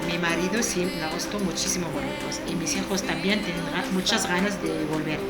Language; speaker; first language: Spanish; non-native, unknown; Arabic